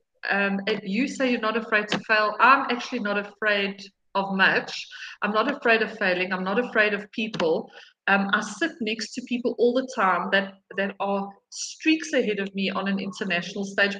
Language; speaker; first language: English; native; English